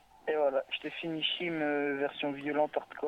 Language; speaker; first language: French; native; French